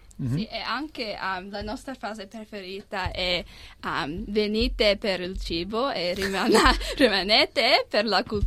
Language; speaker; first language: Italian; early bilingual, heritage; English